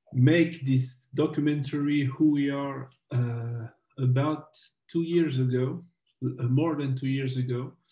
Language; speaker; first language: English; non-native, fluent; French